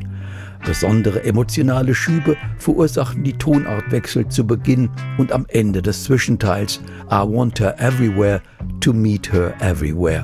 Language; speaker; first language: German; native; German